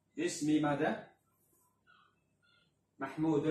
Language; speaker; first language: Arabic; non-native, fluent; Khmer